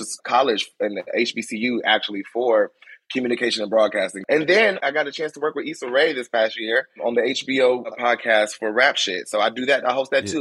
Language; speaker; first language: English; native; English